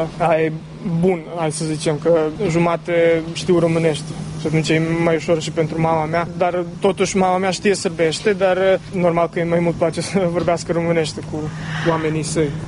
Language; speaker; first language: Romanian; early bilingual, heritage; Romanian